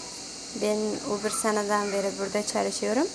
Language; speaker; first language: Turkish; non-native, learner; Uzbek